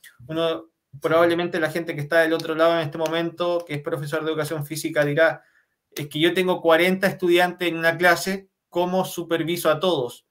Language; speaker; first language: Spanish; native; Spanish